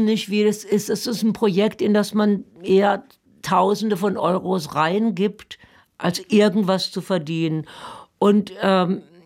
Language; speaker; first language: German; native; German